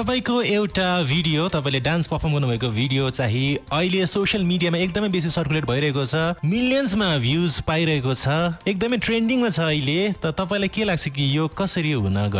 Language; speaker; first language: Nepali; native; Nepali